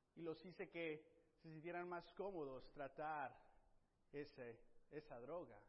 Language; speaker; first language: Spanish; native; Spanish